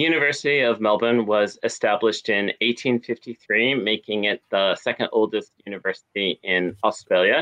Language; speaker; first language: English; native; English